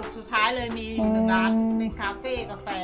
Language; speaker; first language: Thai; native; Thai